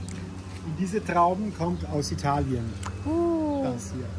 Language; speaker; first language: German; non-native, fluent; Italian